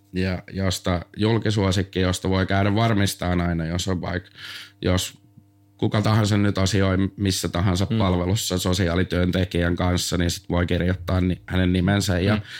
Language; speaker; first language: Finnish; native; Finnish